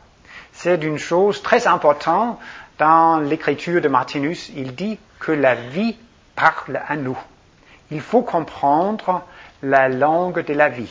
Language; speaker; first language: French; non-native, fluent; Danish